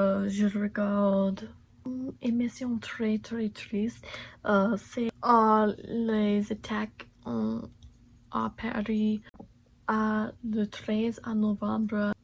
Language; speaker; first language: French; non-native, learner; English